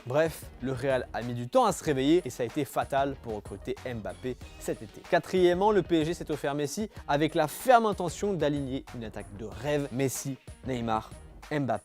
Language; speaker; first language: French; native; French